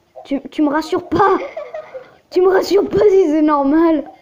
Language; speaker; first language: French; native; French